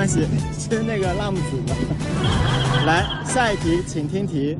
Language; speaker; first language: Chinese; native; Chinese